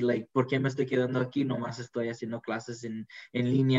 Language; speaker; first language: Spanish; early bilingual, heritage; Spanish